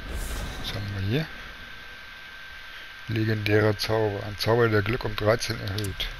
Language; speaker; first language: German; native; German